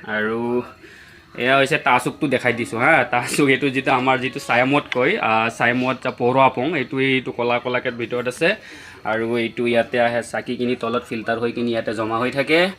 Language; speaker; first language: Assamese; non-native, local second language; Mising